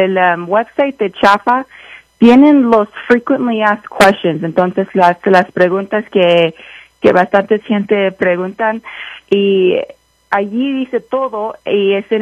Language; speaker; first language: Spanish; early bilingual, heritage; Spanish